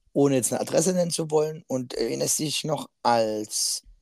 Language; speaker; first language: German; native; German